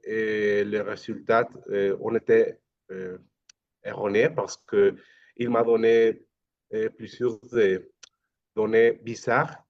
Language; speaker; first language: French; non-native, fluent; Spanish